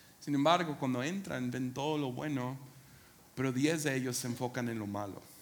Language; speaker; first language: Spanish; non-native, fluent; English